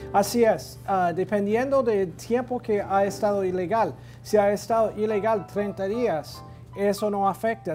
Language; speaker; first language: Spanish; non-native, fluent; English